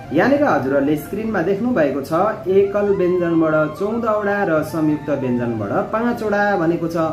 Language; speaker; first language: Nepali; native; Nepali